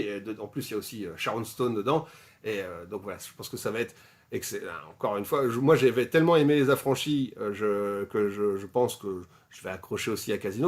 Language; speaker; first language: French; native; French